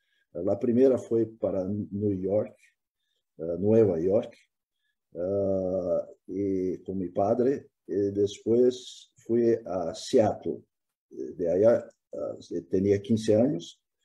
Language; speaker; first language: Spanish; non-native, fluent; Portuguese